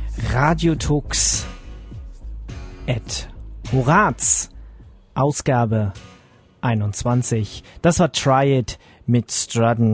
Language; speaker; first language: German; native; German